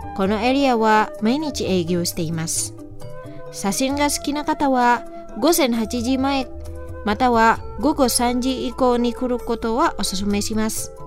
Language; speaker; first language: Japanese; non-native, fluent; Indonesian